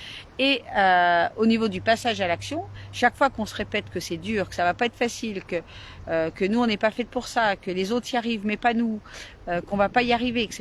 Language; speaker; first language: French; native; French